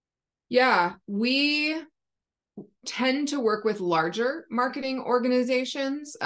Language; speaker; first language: English; native; English